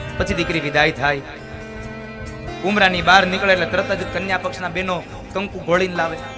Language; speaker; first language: Gujarati; native; Gujarati